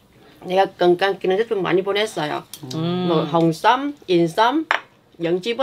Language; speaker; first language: Korean; non-native, fluent; Vietnamese